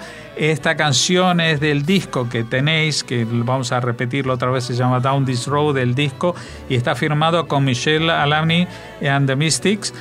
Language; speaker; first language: Spanish; native; Spanish